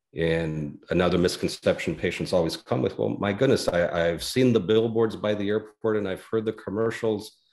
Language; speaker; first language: English; native; English